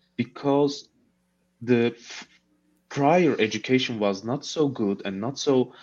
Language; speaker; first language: English; non-native, fluent; Turkish